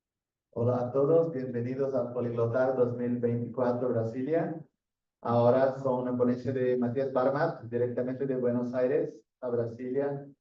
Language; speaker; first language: Spanish; non-native, fluent; Portuguese